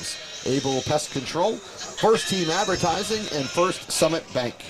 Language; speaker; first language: English; native; English